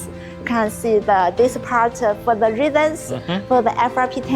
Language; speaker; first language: English; non-native, learner; Chinese